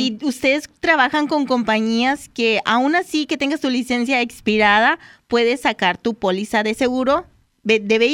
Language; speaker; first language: Spanish; native; Spanish